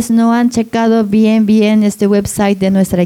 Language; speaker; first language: Spanish; non-native, learner; Japanese